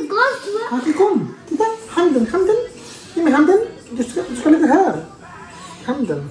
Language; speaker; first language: Swedish; non-native, learner; Greek